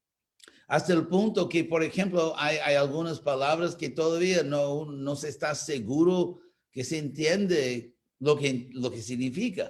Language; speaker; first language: Spanish; non-native, fluent; English